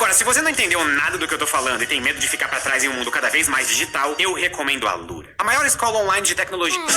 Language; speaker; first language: Portuguese; native; Portuguese